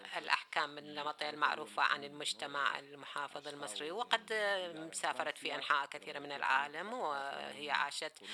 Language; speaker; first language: Arabic; non-native, fluent; Spanish